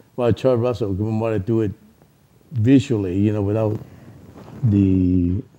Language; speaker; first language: English; non-native, local second language; Cantonese